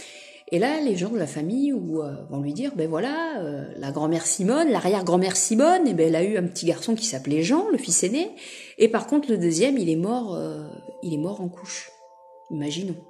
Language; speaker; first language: French; native; French